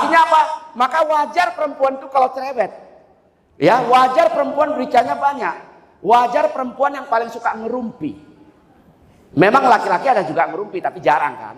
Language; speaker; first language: Indonesian; native; Indonesian